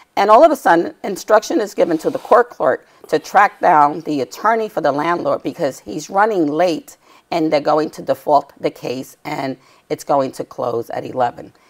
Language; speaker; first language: English; native; English